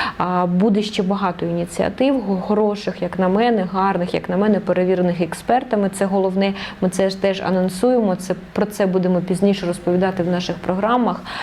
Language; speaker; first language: Ukrainian; native; Ukrainian